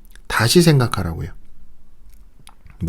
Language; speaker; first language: Korean; native; Korean